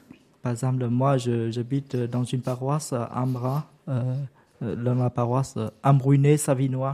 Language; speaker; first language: French; non-native, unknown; Vietnamese